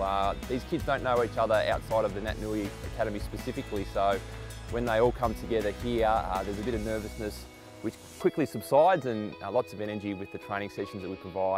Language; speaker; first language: English; native; English